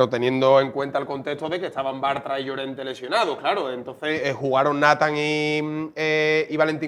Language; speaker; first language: Spanish; native; Spanish